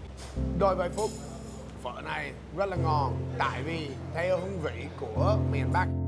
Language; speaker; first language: Vietnamese; early bilingual, heritage; English